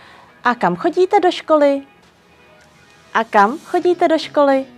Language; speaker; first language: Czech; non-native, fluent; Vietnamese